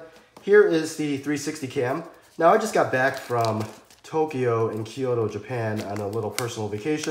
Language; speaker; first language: English; native; English